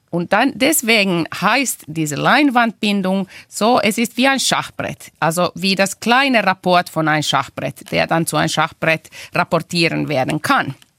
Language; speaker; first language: German; non-native, fluent; Finnish